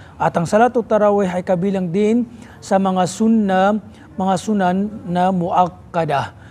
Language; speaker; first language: Filipino; non-native, local second language; Maranao